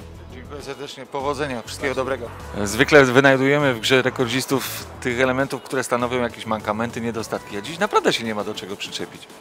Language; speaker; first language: Polish; native; Polish